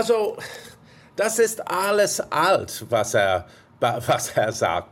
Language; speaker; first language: German; non-native, fluent; English